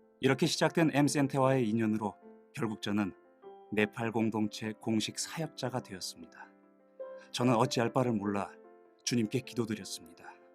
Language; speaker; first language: Korean; non-native, fluent; Nepali